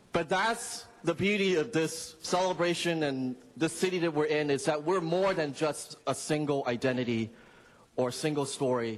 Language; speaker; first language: English; non-native, local second language; Cantonese